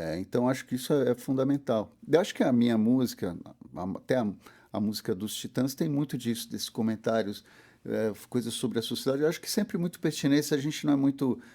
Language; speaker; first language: Portuguese; early bilingual, heritage; Portuguese